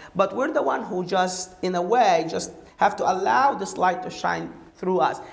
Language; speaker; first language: English; non-native, fluent; Arabic